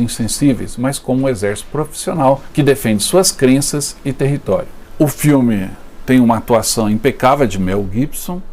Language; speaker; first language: Portuguese; native; Portuguese